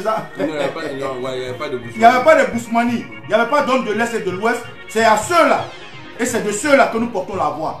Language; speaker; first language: French; native; French